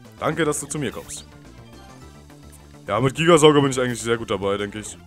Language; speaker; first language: German; native; German